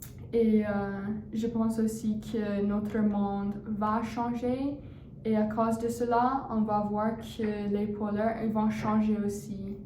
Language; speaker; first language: French; non-native, learner; English